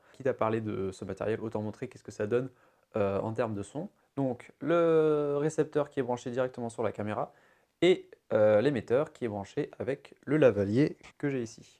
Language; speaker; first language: French; native; French